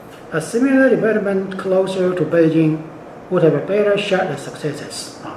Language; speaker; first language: English; non-native, fluent; Chinese